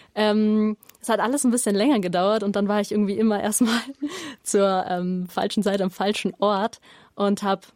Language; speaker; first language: German; native; German